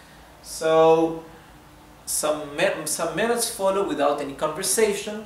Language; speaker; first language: English; non-native, fluent; Spanish